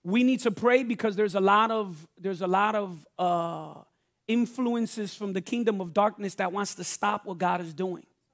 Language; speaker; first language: English; native; English